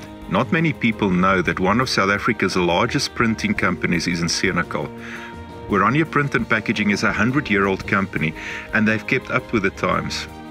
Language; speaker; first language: English; non-native, local second language; Afrikaans